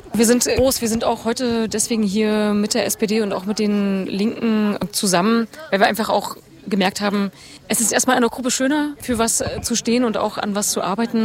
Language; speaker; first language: German; native; German